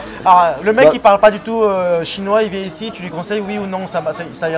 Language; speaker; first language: French; native; French